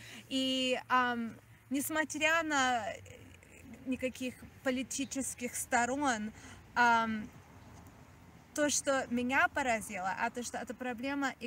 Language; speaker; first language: Russian; early bilingual, heritage; Russian